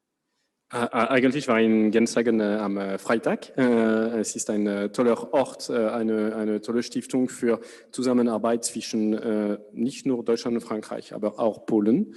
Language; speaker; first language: German; non-native, fluent; French